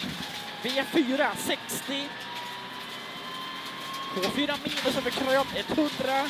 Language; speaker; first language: Swedish; native; Swedish